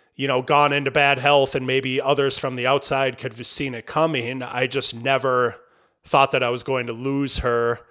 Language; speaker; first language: English; native; English